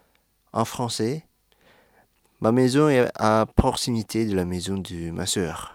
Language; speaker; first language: French; non-native, fluent; Indonesian